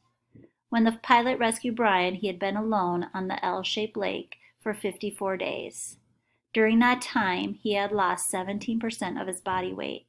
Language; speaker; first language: English; native; English